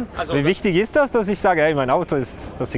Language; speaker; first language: German; native; German